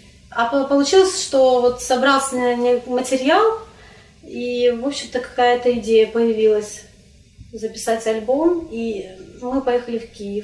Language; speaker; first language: Russian; non-native, local second language; Crimean Tatar